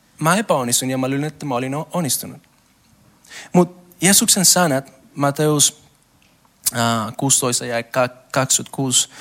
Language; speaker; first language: Finnish; non-native, learner; Spanish